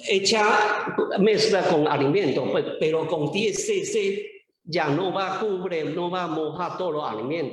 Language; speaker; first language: Spanish; non-native, learner; Chinese